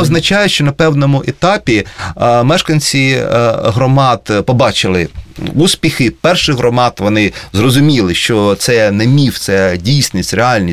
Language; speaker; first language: Ukrainian; native; Ukrainian